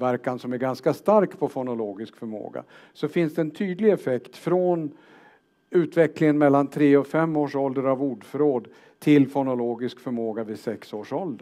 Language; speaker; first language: Swedish; native; Swedish